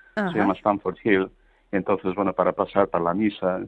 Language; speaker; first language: Spanish; non-native, fluent; Polish